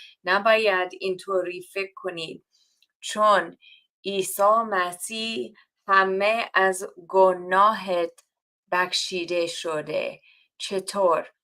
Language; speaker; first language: Persian; non-native, learner; English